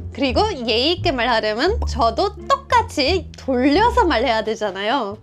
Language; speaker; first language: Korean; non-native, fluent; German